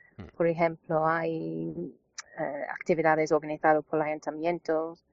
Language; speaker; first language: Spanish; non-native, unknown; English